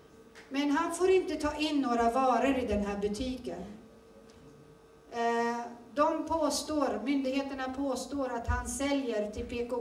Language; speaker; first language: Swedish; early bilingual, other home language; Turoyo